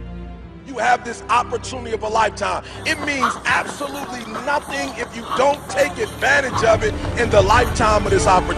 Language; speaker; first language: English; native; English